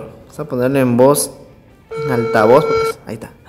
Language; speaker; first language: Spanish; native; Spanish